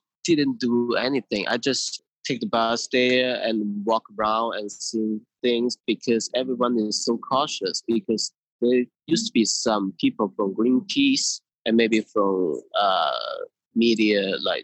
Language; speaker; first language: English; non-native, fluent; Min Nan Chinese